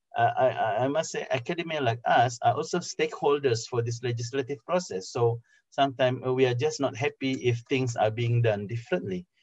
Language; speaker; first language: English; non-native, fluent; Indonesian